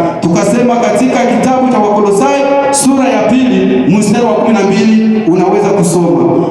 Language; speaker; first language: Swahili; native; Swahili